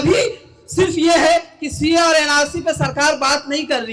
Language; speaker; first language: Hindi; native; Hindi